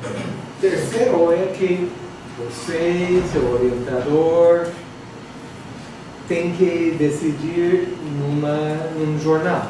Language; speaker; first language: Portuguese; non-native, fluent; English